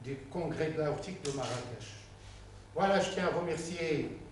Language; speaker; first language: French; non-native, local second language; Arabic